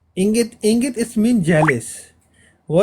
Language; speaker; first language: English; non-native, learner; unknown